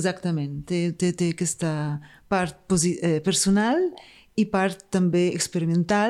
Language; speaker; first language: Catalan; non-native, fluent; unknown